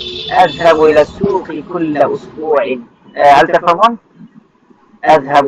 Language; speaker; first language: Arabic; non-native, fluent; Bangla